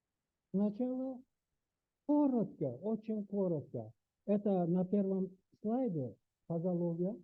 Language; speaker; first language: Russian; native; Russian